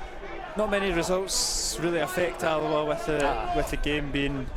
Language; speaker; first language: English; native; English